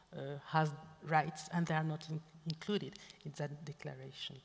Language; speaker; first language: English; non-native, local second language; French